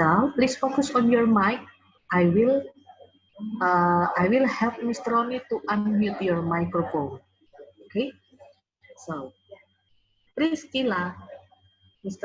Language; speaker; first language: English; non-native, fluent; Indonesian